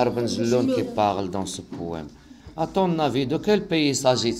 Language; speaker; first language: French; non-native, local second language; Arabic